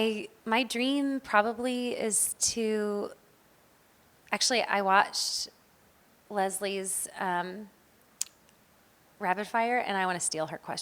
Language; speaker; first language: English; native; English